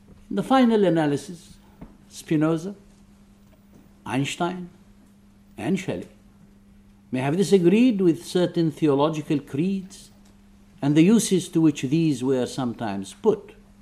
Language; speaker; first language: English; non-native, fluent; Arabic